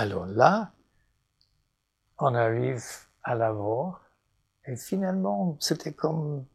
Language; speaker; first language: French; non-native, fluent; English